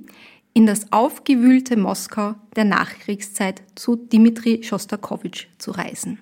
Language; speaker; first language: German; native; German